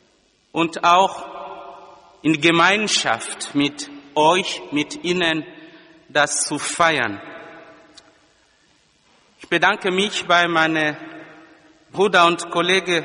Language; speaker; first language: German; non-native, fluent; Lingala